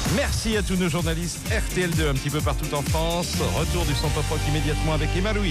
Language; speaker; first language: French; native; French